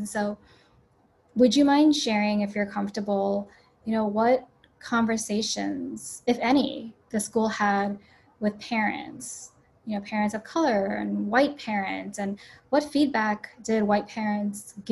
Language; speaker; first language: English; early bilingual, other home language; Cantonese